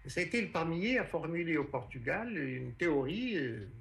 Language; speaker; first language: French; non-native, fluent; Portuguese